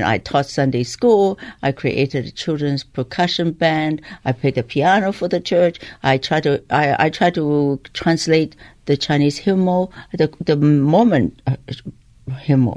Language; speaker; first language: English; non-native, local second language; Cantonese